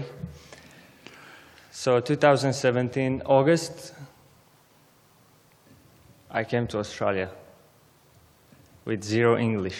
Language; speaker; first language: English; non-native, learner; Armenian